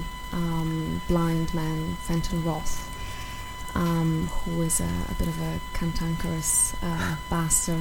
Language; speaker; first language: English; non-native, fluent; Polish